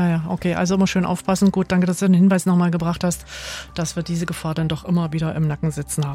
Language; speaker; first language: German; native; German